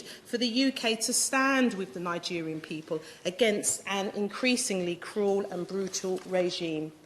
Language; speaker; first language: English; native; English